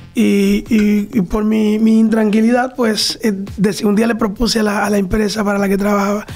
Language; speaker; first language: Spanish; native; Spanish